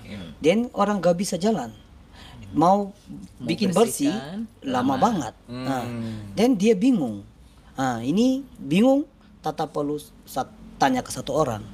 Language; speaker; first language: Indonesian; non-native, learner; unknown